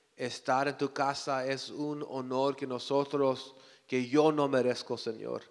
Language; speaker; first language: Spanish; early bilingual, heritage; Spanish